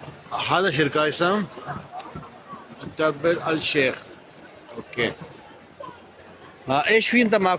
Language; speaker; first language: Arabic; non-native, learner; Urdu